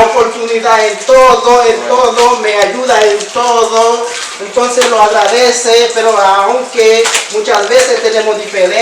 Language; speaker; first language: Spanish; non-native, learner; Haitian Creole